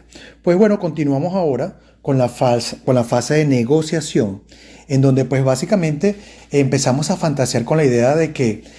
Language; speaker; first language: Spanish; native; Spanish